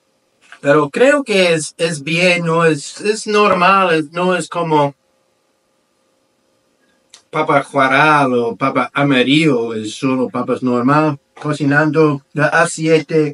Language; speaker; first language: Spanish; non-native, learner; English